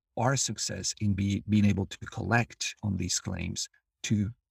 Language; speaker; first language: English; non-native, fluent; Albanian